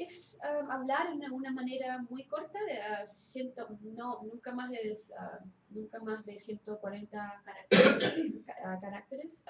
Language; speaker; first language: Spanish; early bilingual, heritage; Spanish